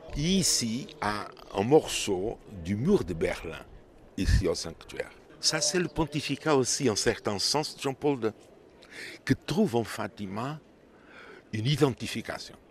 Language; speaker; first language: French; non-native, fluent; Portuguese